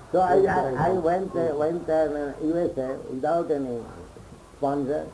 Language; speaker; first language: English; non-native, local second language; Hindi